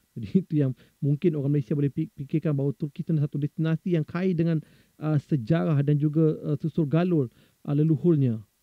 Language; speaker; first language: Malay; native; Malay